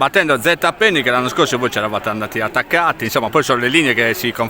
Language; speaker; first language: Italian; native; Italian